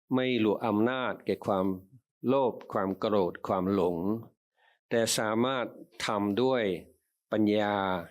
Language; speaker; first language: Thai; non-native, fluent; English